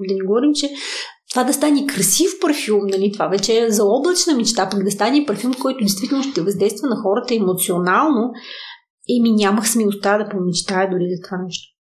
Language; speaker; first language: Bulgarian; early bilingual, heritage; Russian